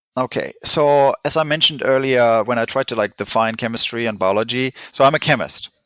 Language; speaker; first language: English; non-native, fluent; German